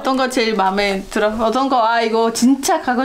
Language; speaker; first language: Korean; non-native, learner; Portuguese